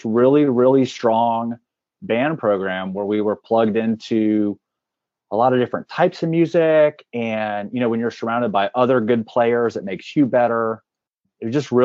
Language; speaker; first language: English; native; English